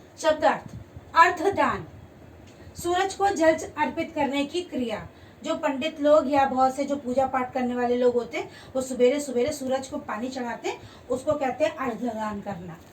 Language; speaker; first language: Hindi; native; Hindi